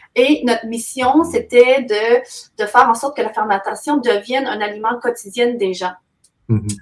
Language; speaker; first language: French; native; French